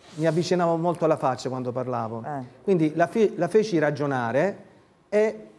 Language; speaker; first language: Italian; native; Italian